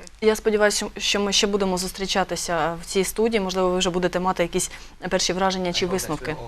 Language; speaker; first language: Ukrainian; native; Ukrainian